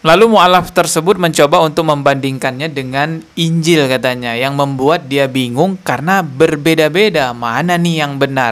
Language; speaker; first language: Indonesian; native; Indonesian